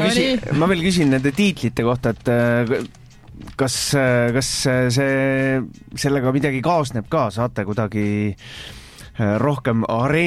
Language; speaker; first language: Estonian; native; Estonian